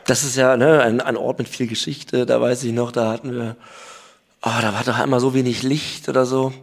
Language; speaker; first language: German; native; German